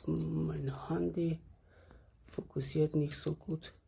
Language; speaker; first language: German; non-native, learner; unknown